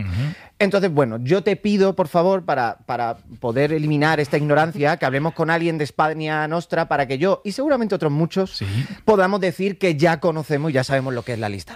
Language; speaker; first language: Spanish; native; Spanish